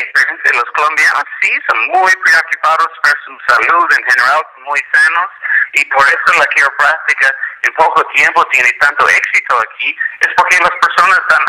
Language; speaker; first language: Spanish; non-native, fluent; English